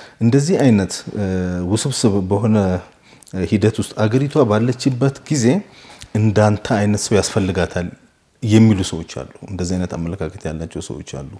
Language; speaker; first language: Amharic; native; Amharic